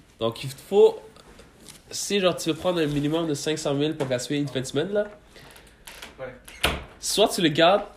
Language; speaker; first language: French; early bilingual, other home language; Persian